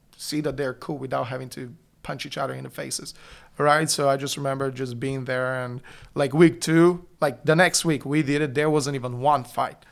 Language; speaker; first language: English; non-native, fluent; Bulgarian